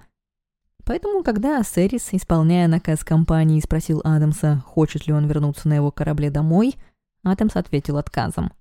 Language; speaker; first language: Russian; native; Russian